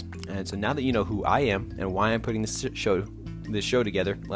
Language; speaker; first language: English; native; English